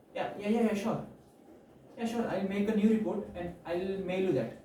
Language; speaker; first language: English; non-native, local second language; Marathi